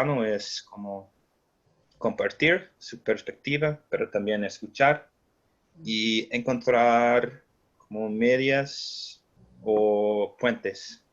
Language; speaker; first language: Spanish; non-native, fluent; English